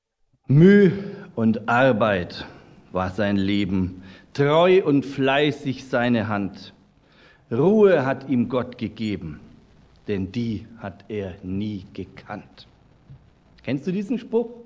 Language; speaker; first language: German; native; German